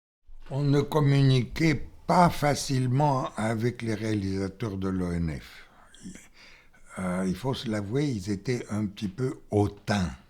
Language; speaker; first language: French; non-native, fluent; Bulgarian